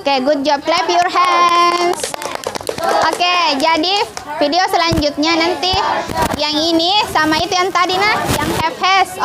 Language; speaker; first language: Indonesian; native; Indonesian